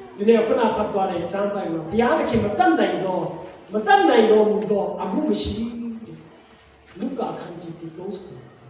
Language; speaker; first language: Burmese; non-native, local second language; Hakha Chin